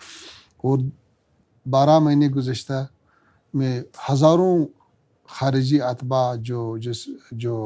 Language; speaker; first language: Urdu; non-native, fluent; Pashto